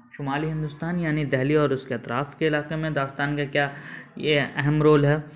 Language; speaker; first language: Urdu; native; Urdu